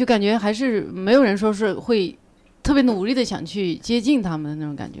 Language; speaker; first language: Chinese; native; Chinese